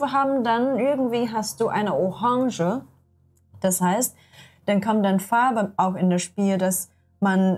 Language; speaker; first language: German; non-native, learner; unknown